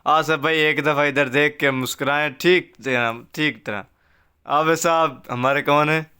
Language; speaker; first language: Urdu; non-native, local second language; Punjabi